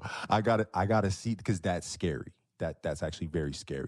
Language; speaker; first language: English; native; English